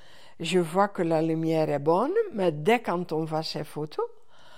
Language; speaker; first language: French; non-native, fluent; Dutch